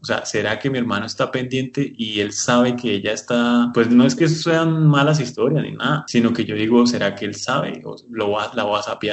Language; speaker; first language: Spanish; native; Spanish